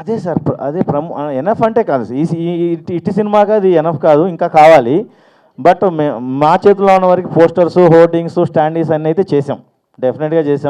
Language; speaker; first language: Telugu; native; Telugu